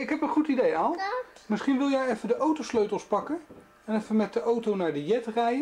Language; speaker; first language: Dutch; native; Dutch